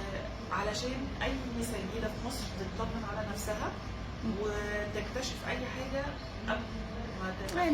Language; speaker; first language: Arabic; native; Arabic